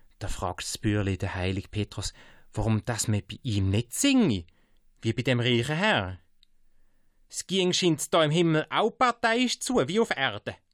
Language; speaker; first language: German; native; German